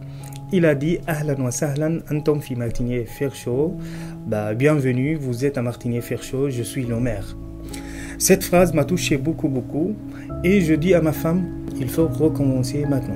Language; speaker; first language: French; non-native, fluent; Arabic